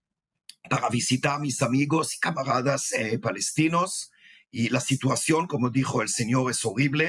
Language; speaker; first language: Spanish; non-native, fluent; Hebrew